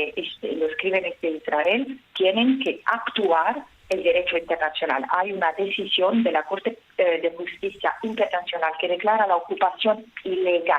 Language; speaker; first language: Spanish; non-native, fluent; Italian